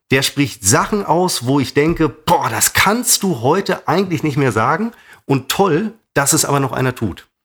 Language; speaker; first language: German; native; German